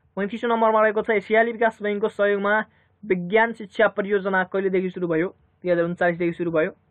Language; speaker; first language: Nepali; native; Nepali